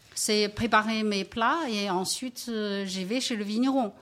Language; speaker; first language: French; non-native, fluent; Chinese